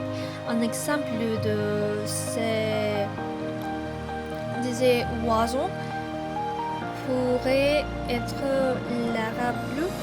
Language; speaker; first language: French; non-native, learner; Spanish